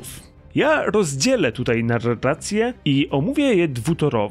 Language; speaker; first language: Polish; native; Polish